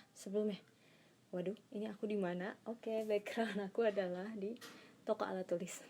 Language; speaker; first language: Indonesian; native; Indonesian